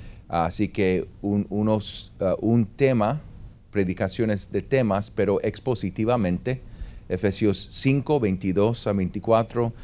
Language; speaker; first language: Spanish; early bilingual, heritage; Spanish